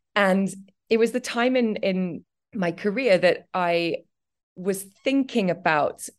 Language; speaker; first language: English; native; English